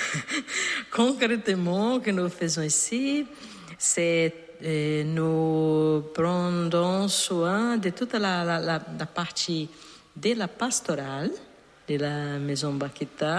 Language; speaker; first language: French; non-native, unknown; Portuguese